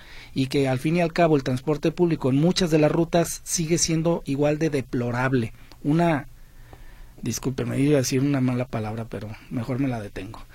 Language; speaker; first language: Spanish; native; Spanish